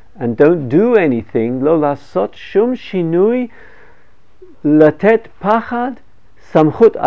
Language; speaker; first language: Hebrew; non-native, fluent; English